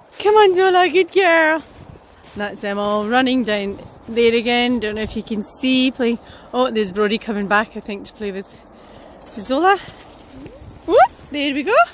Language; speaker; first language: English; native; English